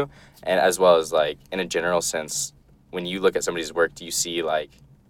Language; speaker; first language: English; native; English